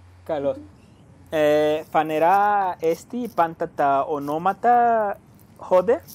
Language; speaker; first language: Greek; non-native, fluent; Spanish